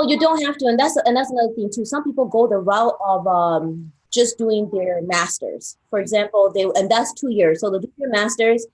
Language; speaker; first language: English; early bilingual, other home language; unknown